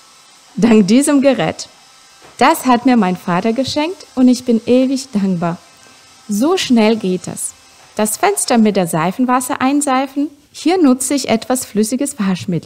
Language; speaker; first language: German; non-native, fluent; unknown